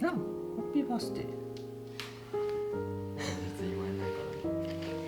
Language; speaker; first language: Japanese; native; Japanese